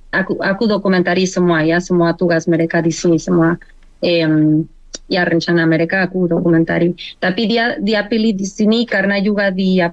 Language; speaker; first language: Indonesian; non-native, learner; Spanish